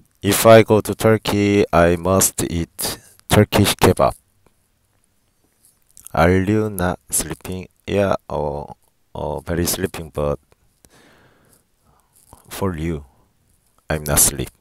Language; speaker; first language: English; non-native, learner; Korean